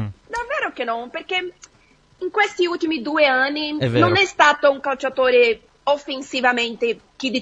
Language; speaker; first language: Italian; non-native, fluent; Portuguese